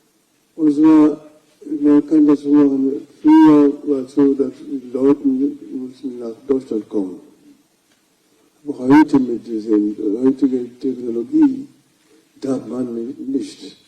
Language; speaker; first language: German; non-native, fluent; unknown